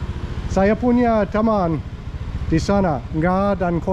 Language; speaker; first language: Indonesian; non-native, learner; English